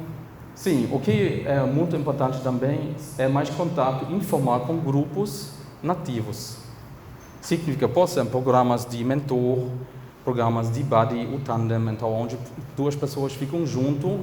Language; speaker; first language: Portuguese; non-native, fluent; German